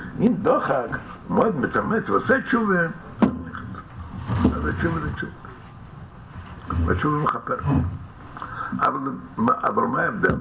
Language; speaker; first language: Hebrew; non-native, fluent; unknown